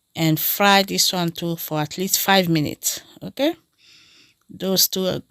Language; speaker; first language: English; non-native, learner; French